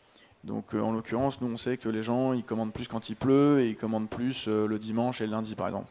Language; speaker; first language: French; native; French